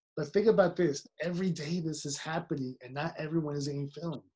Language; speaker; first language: English; early bilingual, other home language; Spanish